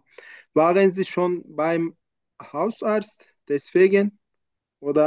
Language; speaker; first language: German; non-native, learner; Turkish